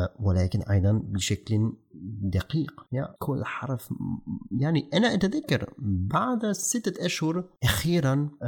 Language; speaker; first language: Arabic; non-native, fluent; German